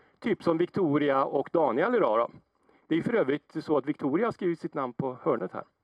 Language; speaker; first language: Swedish; native; Swedish